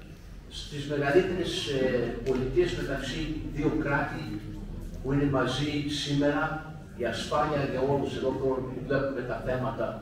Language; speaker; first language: Greek; early bilingual, heritage; Greek